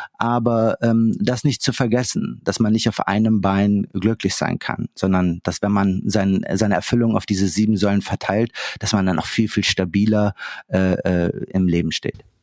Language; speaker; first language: German; early bilingual, other home language; Arabic